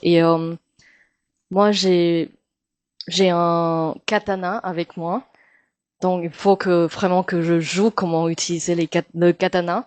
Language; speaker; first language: French; non-native, fluent; Min Nan Chinese